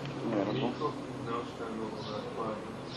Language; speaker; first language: Portuguese; non-native, fluent; English